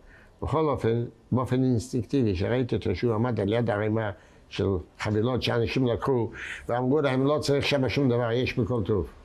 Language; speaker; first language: Hebrew; non-native, fluent; Yiddish